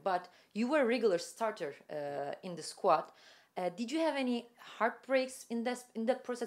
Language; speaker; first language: English; non-native, fluent; Turkish